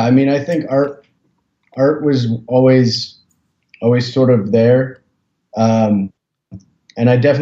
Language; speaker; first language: English; native; English